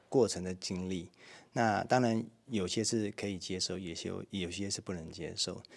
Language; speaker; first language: Chinese; native; Chinese